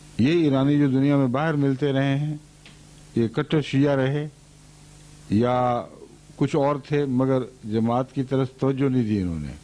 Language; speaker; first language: Urdu; native; Urdu